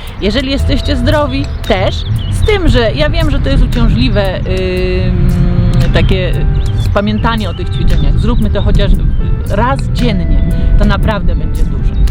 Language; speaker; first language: Polish; native; Polish